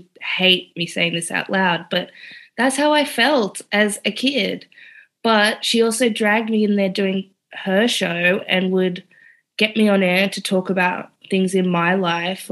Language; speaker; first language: English; native; English